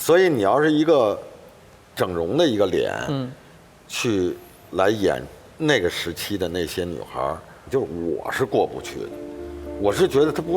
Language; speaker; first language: Chinese; native; Chinese